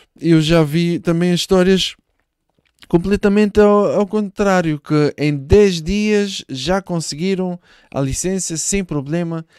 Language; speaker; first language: Portuguese; non-native, fluent; Hebrew